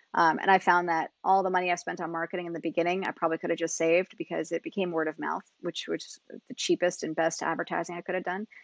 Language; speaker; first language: English; native; English